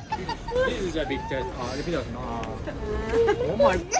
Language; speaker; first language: English; non-native, learner; Turkish